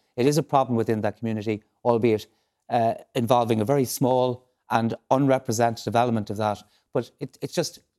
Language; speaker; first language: English; native; English